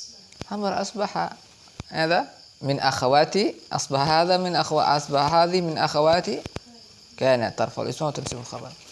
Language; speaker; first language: Arabic; non-native, fluent; Indonesian